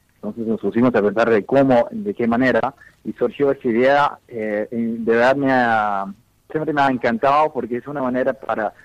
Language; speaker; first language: Spanish; non-native, fluent; English